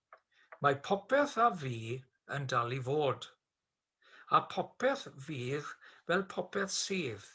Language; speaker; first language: Welsh; native; Welsh